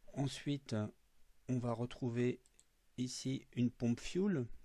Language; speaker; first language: French; native; French